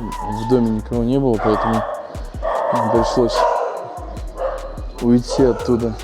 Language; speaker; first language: Russian; native; Russian